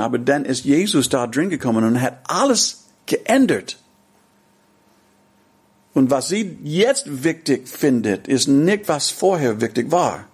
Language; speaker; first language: German; non-native, fluent; English